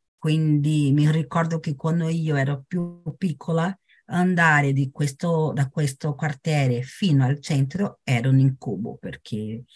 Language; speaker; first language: Italian; non-native, fluent; Portuguese